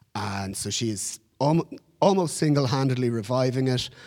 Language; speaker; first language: English; native; English